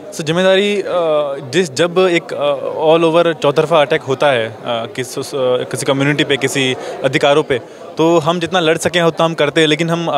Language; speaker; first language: Hindi; native; Hindi